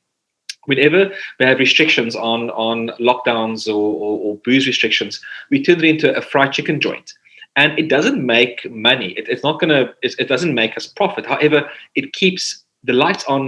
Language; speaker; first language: English; non-native, local second language; Afrikaans